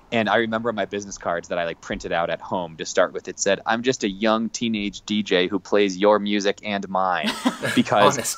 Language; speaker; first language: English; native; English